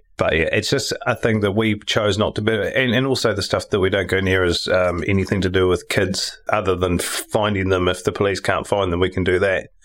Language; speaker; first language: English; native; English